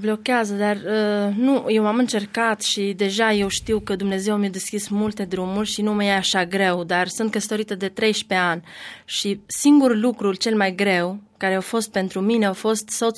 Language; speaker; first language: Romanian; non-native, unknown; Albanian